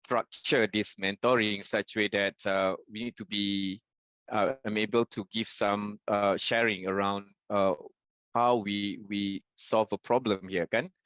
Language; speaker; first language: English; non-native, local second language; Malay